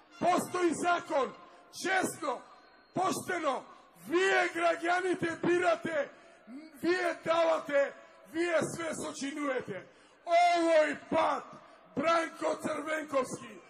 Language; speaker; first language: Macedonian; non-native, local second language; Romany